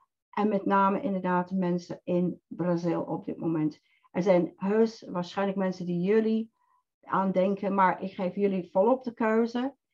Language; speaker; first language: Dutch; non-native, fluent; English